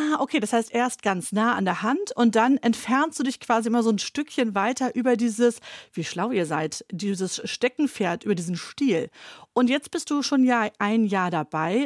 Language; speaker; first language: German; native; German